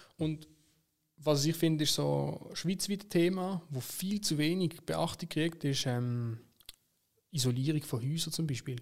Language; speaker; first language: German; native; German